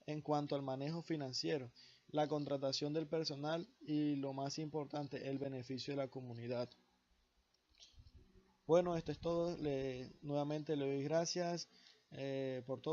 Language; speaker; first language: Spanish; native; Spanish